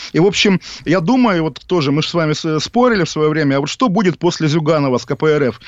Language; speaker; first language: Russian; native; Russian